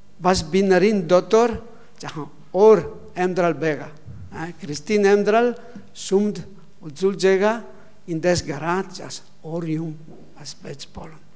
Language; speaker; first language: Mongolian; non-native, learner; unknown